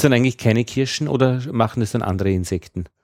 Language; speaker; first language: German; native; German